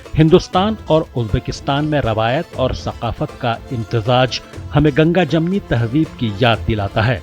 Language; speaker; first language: Hindi; native; Hindi